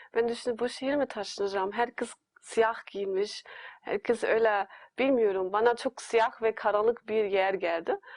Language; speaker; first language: Turkish; non-native, fluent; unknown